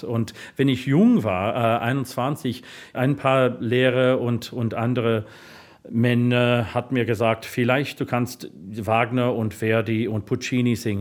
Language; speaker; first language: German; non-native, fluent; English